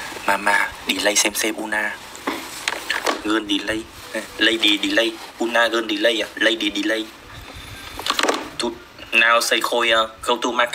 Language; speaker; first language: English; non-native, learner; Vietnamese